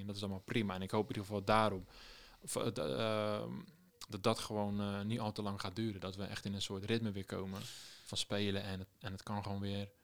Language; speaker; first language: Dutch; native; Dutch